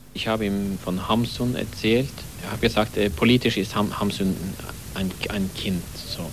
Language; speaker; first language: German; non-native, fluent; Norwegian